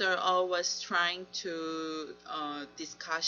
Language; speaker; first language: English; non-native, learner; Korean